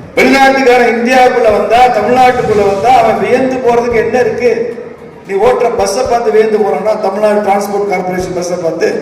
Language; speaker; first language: Tamil; non-native, local second language; Telugu